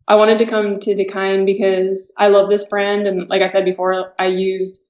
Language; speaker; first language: English; native; English